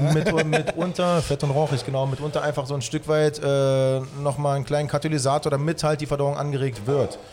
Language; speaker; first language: German; native; German